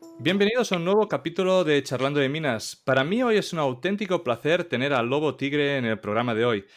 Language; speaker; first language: Spanish; native; Spanish